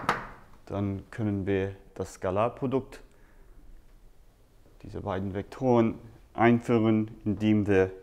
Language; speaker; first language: German; non-native, fluent; English